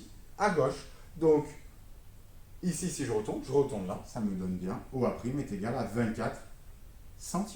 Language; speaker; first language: French; native; French